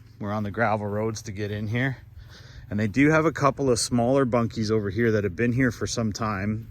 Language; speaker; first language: English; native; English